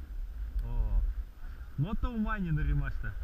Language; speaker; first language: Japanese; non-native, learner; Russian